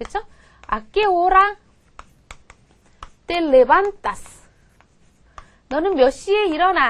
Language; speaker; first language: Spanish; non-native, fluent; Korean